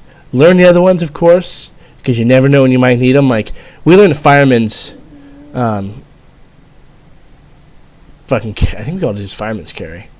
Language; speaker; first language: English; native; English